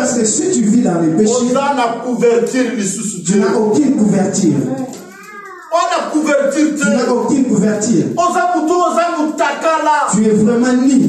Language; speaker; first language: French; non-native, local second language; Lingala